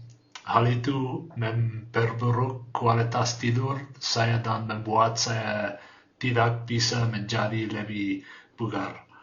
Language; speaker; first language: Indonesian; non-native, learner; English